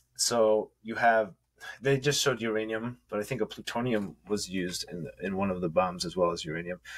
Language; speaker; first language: English; native; English